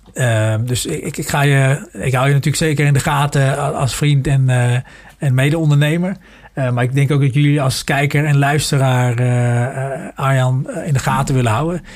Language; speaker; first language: Dutch; native; Dutch